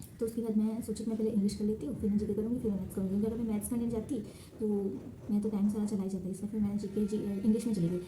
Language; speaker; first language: Hindi; non-native, local second language; Assamese